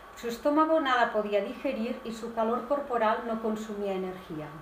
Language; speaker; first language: Spanish; non-native, local second language; Catalan